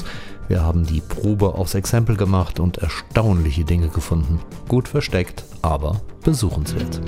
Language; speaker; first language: German; native; German